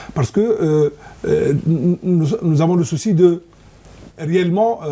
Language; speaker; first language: French; non-native, local second language; Arabic